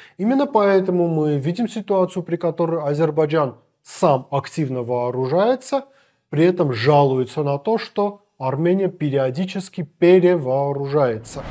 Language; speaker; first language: Russian; non-native, local second language; Armenian